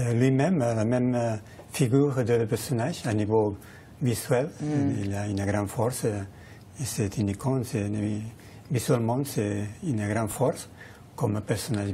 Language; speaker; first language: French; non-native, learner; Spanish